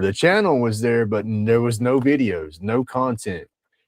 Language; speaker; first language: English; native; English